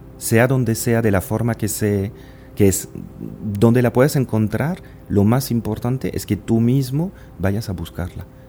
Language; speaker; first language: Spanish; non-native, fluent; French